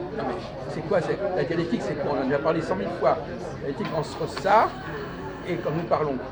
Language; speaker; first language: French; native; French